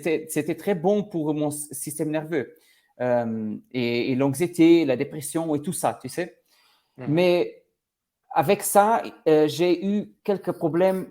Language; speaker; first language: French; non-native, learner; Portuguese